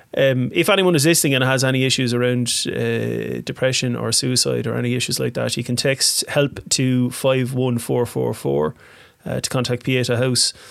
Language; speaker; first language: English; native; English